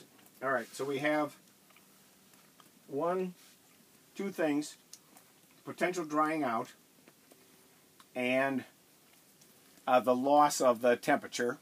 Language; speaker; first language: English; native; English